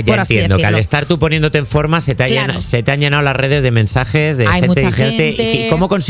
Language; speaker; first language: Spanish; native; Spanish